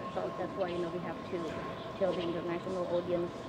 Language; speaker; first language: English; non-native, fluent; Chinese